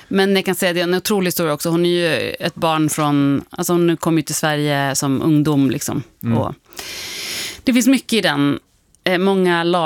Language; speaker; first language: Swedish; native; Swedish